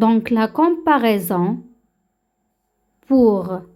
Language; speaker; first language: French; non-native, local second language; Arabic